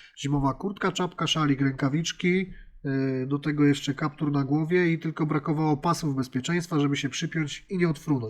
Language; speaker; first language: Polish; native; Polish